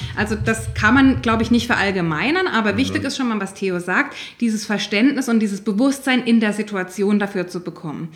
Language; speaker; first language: German; native; German